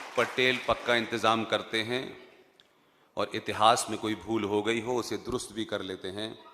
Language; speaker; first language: Hindi; native; Hindi